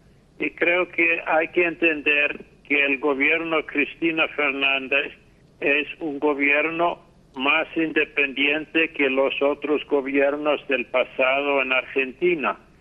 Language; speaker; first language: Spanish; non-native, fluent; English